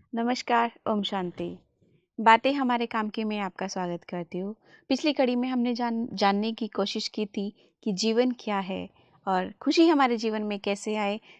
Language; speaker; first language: Hindi; native; Hindi